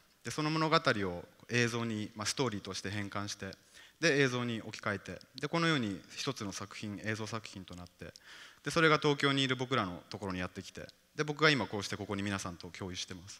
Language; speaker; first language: Japanese; native; Japanese